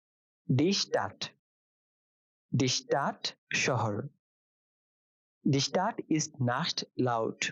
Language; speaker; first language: German; non-native, fluent; Bangla